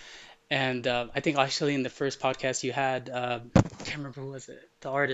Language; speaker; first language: English; early bilingual, other home language; Arabic